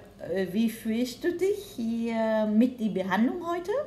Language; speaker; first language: German; non-native, learner; Vietnamese